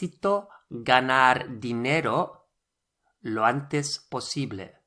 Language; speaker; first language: Spanish; non-native, fluent; English